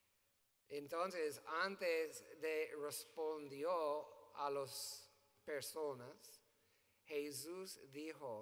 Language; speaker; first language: Spanish; non-native, learner; English